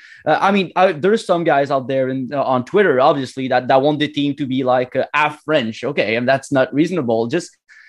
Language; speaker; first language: English; non-native, fluent; French